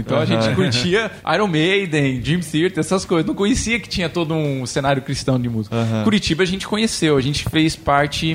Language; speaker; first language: Portuguese; early bilingual, other home language; English